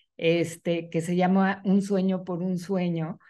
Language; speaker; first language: Spanish; native; Spanish